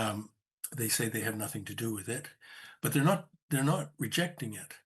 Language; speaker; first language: English; native; English